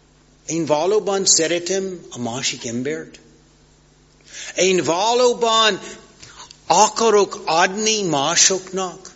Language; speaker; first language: Hungarian; non-native, fluent; English